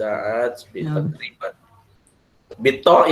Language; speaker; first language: Arabic; non-native, fluent; Indonesian